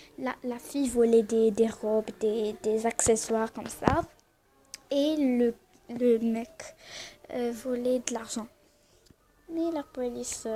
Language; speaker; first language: French; non-native, learner; Arabic